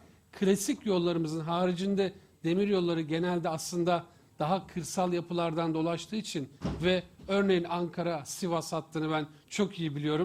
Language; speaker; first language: Turkish; native; Turkish